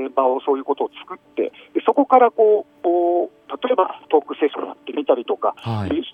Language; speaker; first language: Japanese; native; Japanese